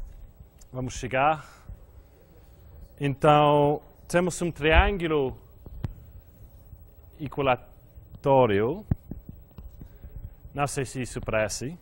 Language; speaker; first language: Portuguese; non-native, fluent; English